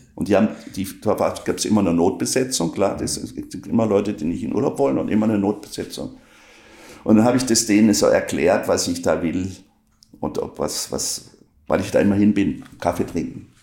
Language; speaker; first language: German; non-native, local second language; Swiss German